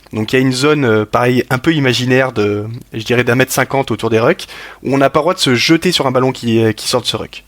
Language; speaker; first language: French; native; French